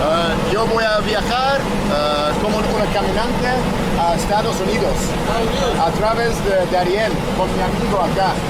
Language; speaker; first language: Spanish; non-native, learner; English